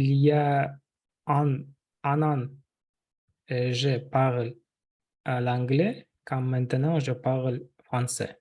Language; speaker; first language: French; non-native, learner; Russian